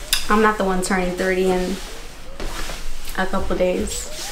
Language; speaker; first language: English; early bilingual, other home language; Spanish